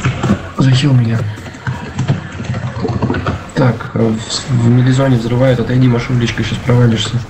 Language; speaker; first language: Russian; native; Russian